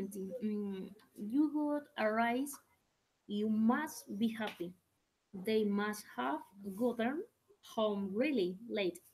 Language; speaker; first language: English; non-native, learner; Spanish